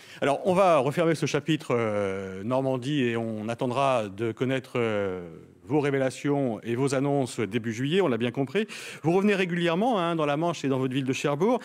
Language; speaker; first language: French; native; French